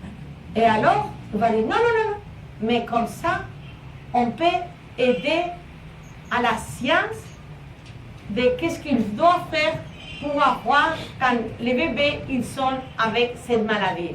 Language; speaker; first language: French; non-native, learner; Spanish